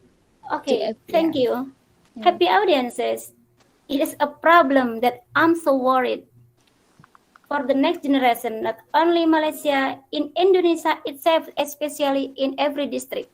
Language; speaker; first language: English; non-native, fluent; Indonesian